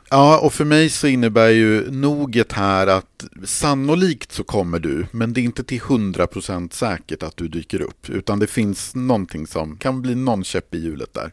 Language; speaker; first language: Swedish; native; Swedish